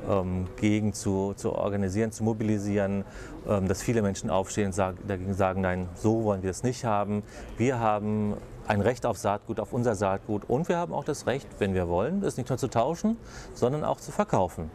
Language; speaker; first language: German; native; German